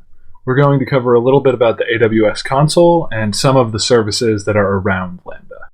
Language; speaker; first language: English; native; English